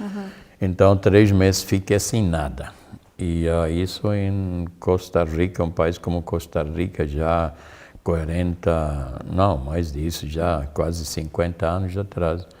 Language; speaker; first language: Portuguese; non-native, fluent; German